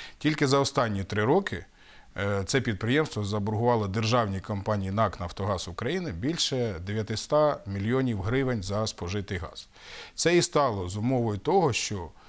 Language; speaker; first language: Ukrainian; native; Ukrainian